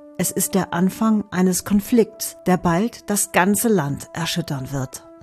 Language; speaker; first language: German; native; German